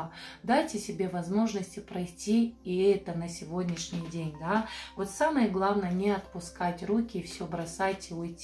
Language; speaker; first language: Russian; non-native, fluent; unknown